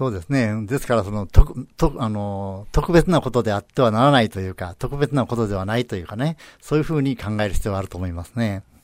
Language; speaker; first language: Japanese; native; Japanese